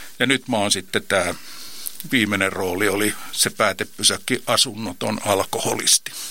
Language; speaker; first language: Finnish; native; Finnish